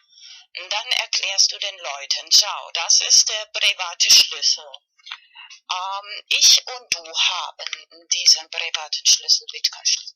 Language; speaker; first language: German; non-native, fluent; Spanish